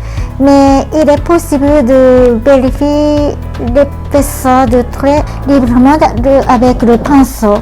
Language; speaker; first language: French; non-native, learner; Japanese